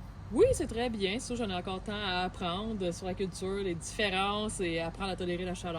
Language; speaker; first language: French; native; French